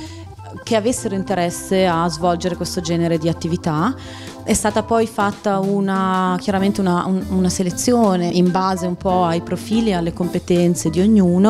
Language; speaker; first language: Italian; native; Italian